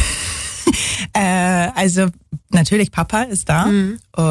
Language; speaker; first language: German; non-native, fluent; English